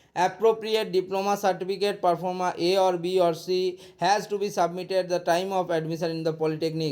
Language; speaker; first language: English; non-native, local second language; Bangla